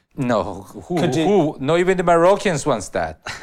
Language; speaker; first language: English; non-native, fluent; Spanish